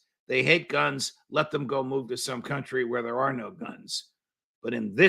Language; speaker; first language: English; native; English